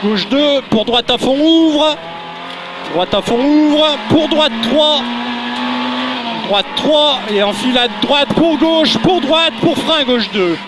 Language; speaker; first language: French; native; French